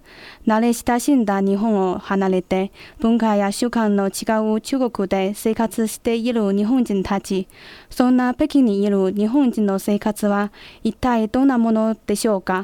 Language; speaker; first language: Japanese; non-native, fluent; Chinese